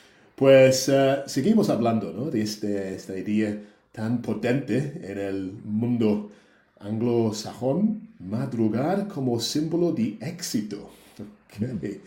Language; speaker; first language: Spanish; non-native, fluent; English